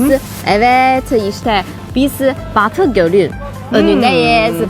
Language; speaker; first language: Turkish; non-native, fluent; Chinese